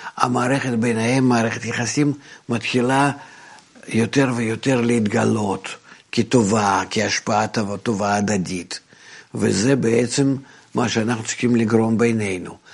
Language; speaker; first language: Hebrew; non-native, fluent; Russian